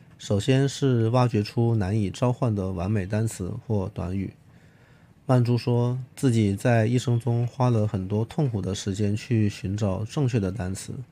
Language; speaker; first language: Chinese; non-native, local second language; Cantonese